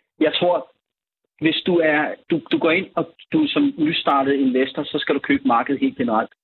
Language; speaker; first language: Danish; native; Danish